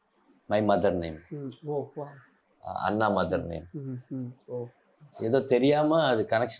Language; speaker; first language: Tamil; non-native, learner; Telugu